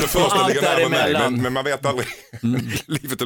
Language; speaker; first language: Swedish; native; Swedish